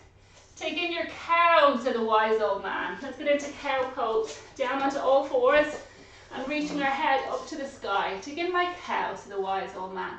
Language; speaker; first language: English; native; English